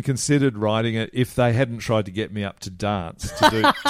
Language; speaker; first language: English; native; English